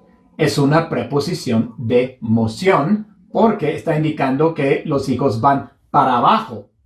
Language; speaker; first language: Spanish; non-native, fluent; English